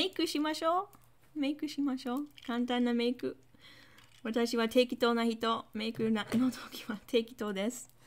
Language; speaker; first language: Japanese; non-native, fluent; English